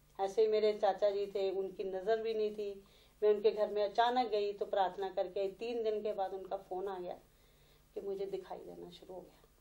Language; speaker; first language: Hindi; non-native, local second language; Punjabi